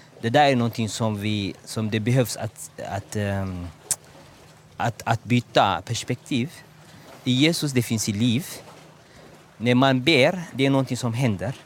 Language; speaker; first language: Swedish; non-native, learner; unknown